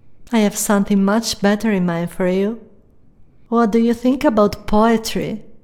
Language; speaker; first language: English; non-native, fluent; Italian